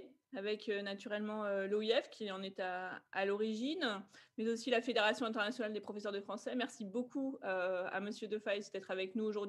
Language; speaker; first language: French; native; French